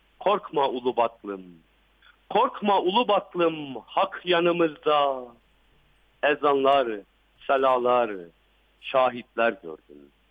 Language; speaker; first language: Turkish; native; Turkish